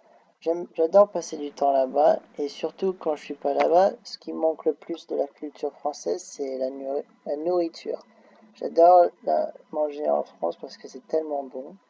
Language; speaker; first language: French; early bilingual, heritage; French